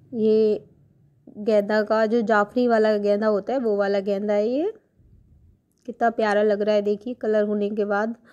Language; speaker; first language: Hindi; native; Hindi